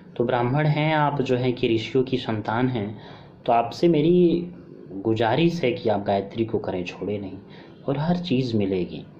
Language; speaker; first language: Hindi; non-native, local second language; Bhojpuri